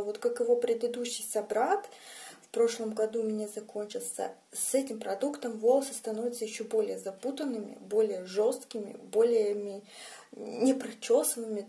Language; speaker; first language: Russian; native; Russian